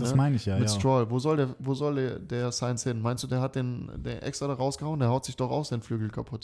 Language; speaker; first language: German; native; German